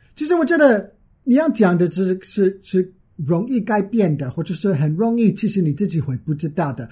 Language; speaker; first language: Chinese; non-native, fluent; English